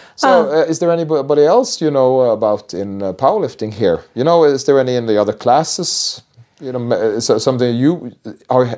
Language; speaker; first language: English; non-native, fluent; Norwegian